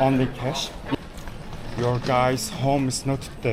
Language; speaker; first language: English; non-native, learner; Mongolian